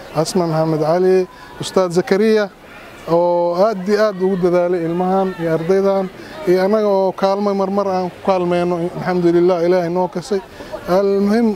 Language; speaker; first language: Somali; non-native, local second language; Swahili